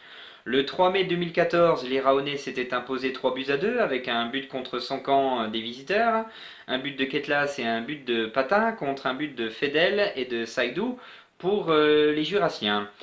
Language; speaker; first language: French; native; French